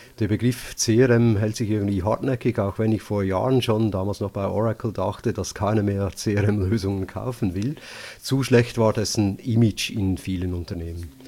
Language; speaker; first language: German; native; German